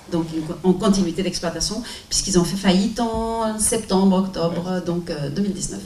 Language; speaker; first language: French; non-native, fluent; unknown